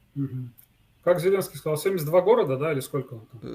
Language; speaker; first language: Russian; native; Russian